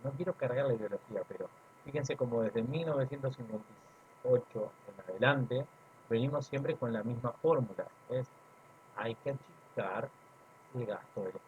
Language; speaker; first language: Spanish; native; Spanish